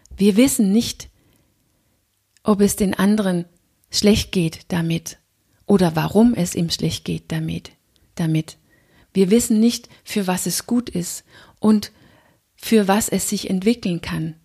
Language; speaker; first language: German; non-native, fluent; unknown